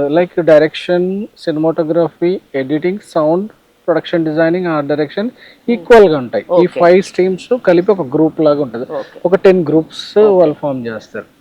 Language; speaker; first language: Telugu; native; Telugu